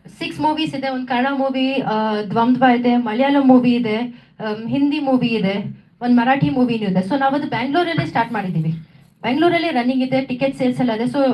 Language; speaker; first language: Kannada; non-native, local second language; Tamil